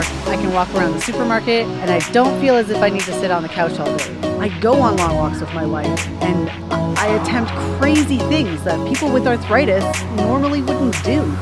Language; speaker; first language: English; native; English